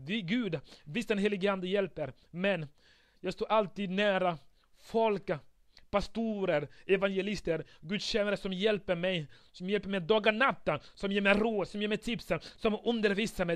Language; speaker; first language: Swedish; non-native, fluent; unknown